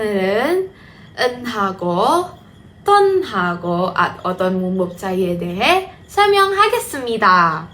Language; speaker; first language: Korean; non-native, learner; Indonesian